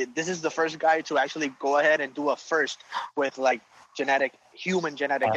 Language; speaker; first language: English; non-native, local second language; Spanish